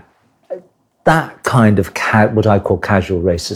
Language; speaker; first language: English; non-native, local second language; Cantonese